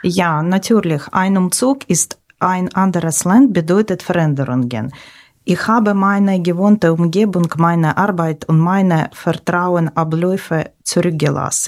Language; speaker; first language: German; non-native, learner; Ukrainian